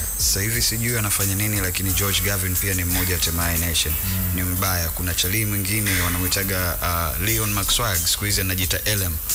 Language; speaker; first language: Swahili; native; Swahili